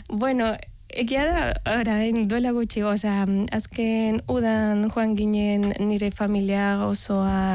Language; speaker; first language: Basque; non-native, learner; Spanish